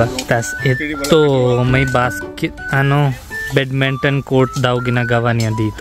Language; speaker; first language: Filipino; non-native, learner; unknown